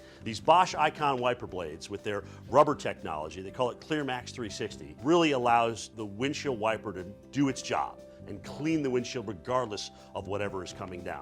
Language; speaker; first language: English; native; English